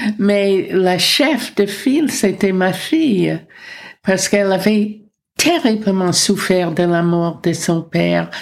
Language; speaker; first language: French; non-native, fluent; English